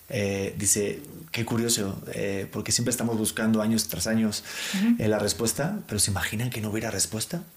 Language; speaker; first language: Spanish; native; Spanish